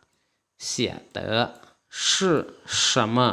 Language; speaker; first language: Chinese; non-native, fluent; Lao